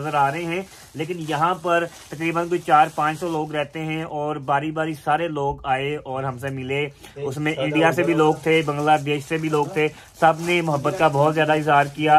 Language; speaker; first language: Urdu; non-native, local second language; Punjabi